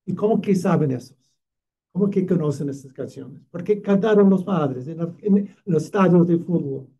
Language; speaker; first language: Spanish; non-native, fluent; English